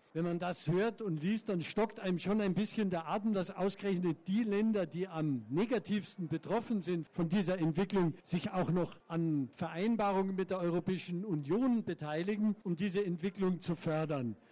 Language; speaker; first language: German; native; German